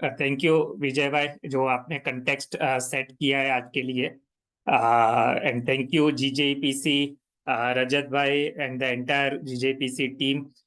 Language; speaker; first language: Hindi; non-native, local second language; Gujarati